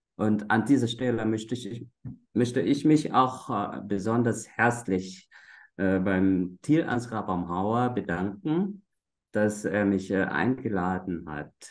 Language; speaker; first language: German; non-native, fluent; Vietnamese